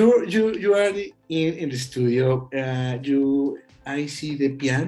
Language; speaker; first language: English; non-native, learner; Spanish